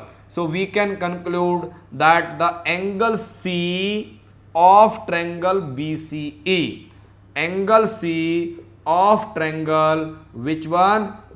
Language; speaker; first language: English; non-native, local second language; Hindi